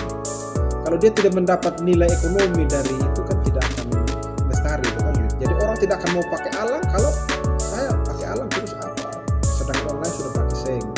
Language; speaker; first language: Indonesian; non-native, local second language; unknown